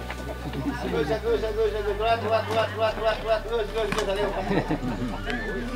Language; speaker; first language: French; native; French